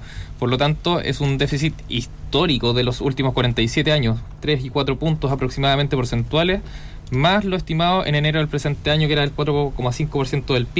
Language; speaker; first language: Spanish; native; Spanish